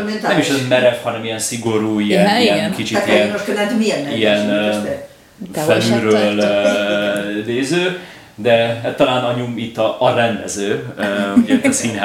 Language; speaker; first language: Hungarian; native; Hungarian